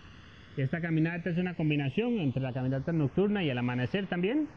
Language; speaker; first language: Spanish; native; Spanish